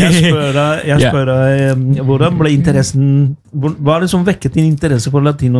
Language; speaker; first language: Norwegian; non-native, fluent; Spanish